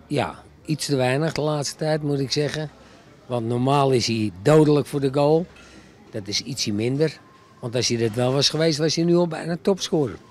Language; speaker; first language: Dutch; native; Dutch